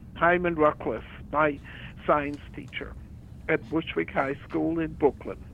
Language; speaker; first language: English; early bilingual, other home language; German